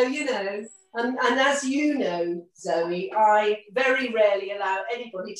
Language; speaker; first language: English; native; English